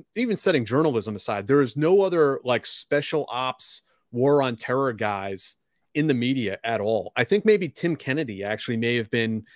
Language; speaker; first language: English; native; English